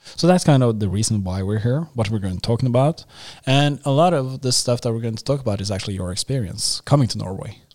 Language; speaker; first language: English; non-native, fluent; Norwegian